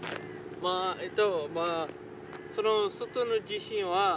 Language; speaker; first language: Japanese; non-native, learner; French